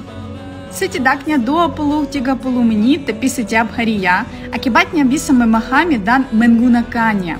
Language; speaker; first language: Indonesian; non-native, fluent; Ukrainian